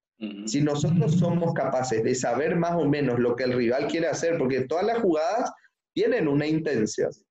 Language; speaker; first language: Spanish; native; Spanish